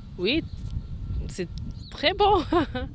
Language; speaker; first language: French; non-native, learner; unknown